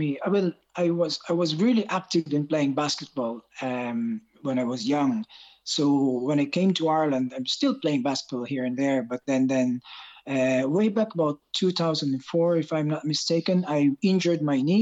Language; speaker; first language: English; non-native, local second language; Hiligaynon